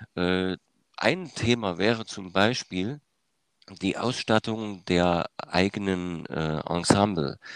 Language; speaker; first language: German; native; German